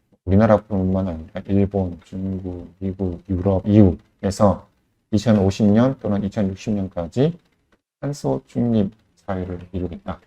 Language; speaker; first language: Korean; native; Korean